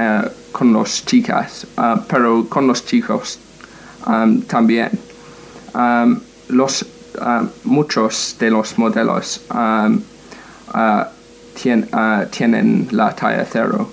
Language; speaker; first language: Spanish; non-native, learner; English